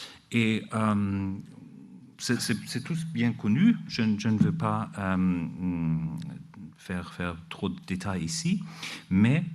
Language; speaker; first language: French; non-native, learner; German